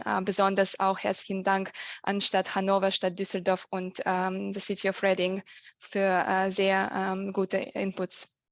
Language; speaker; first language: German; non-native, fluent; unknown